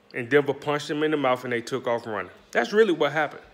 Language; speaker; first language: English; native; English